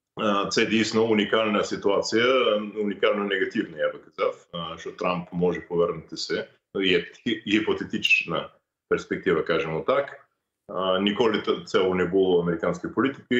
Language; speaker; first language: Ukrainian; non-native, fluent; English